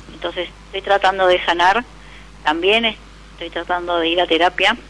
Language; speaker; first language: Spanish; native; Spanish